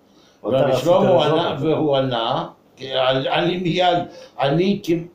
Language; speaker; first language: Hebrew; non-native, fluent; English